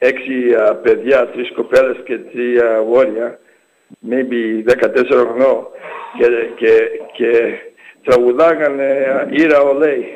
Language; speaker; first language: Greek; early bilingual, heritage; English